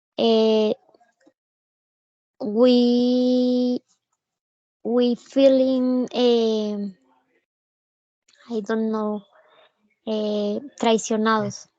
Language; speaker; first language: English; non-native, learner; Spanish